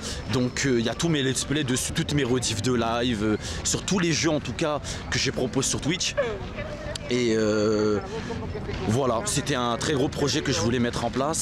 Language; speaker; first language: French; native; French